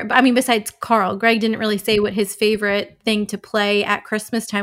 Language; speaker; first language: English; native; English